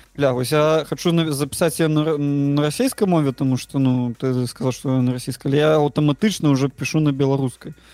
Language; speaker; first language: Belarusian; non-native, local second language; Russian